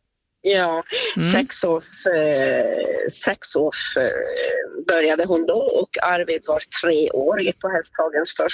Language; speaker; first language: Swedish; native; Swedish